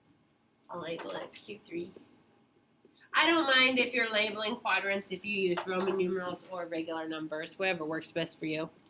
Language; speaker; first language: English; native; English